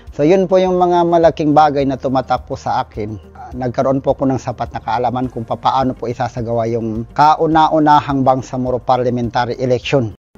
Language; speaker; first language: Filipino; non-native, local second language; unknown